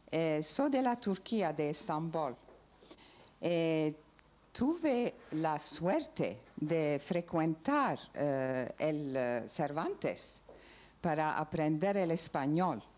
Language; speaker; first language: Spanish; non-native, learner; Ladino